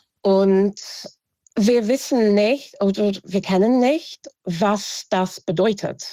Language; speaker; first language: German; non-native, fluent; English